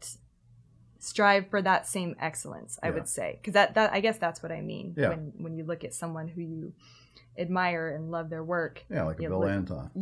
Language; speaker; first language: English; native; English